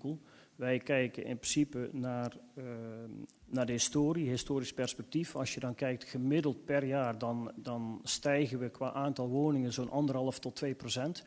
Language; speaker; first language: Dutch; native; Dutch